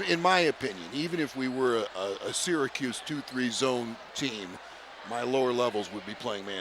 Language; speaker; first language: English; native; English